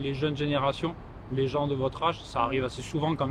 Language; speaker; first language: French; native; French